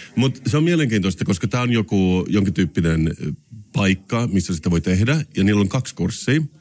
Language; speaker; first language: Finnish; non-native, local second language; Swedish